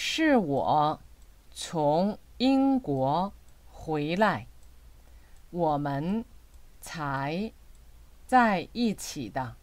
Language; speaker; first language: Chinese; non-native, fluent; Korean